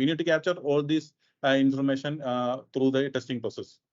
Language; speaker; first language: English; non-native, local second language; Malayalam